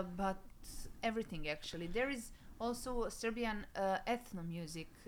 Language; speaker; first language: English; non-native, fluent; Serbian